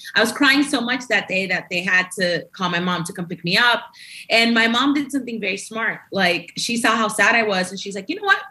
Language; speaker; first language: English; early bilingual, other home language; Spanish